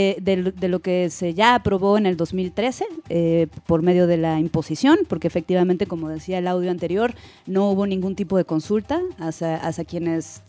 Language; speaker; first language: Spanish; native; Spanish